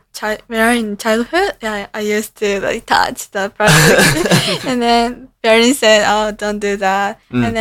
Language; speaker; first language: English; non-native, learner; Japanese